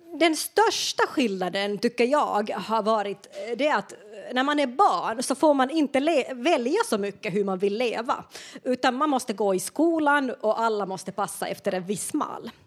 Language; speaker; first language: Swedish; non-native, local second language; Finnish